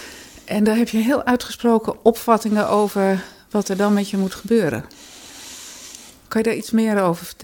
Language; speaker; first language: Dutch; native; Dutch